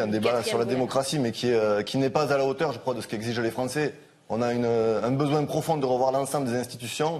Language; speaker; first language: French; native; French